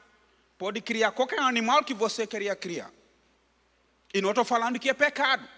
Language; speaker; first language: Portuguese; non-native, fluent; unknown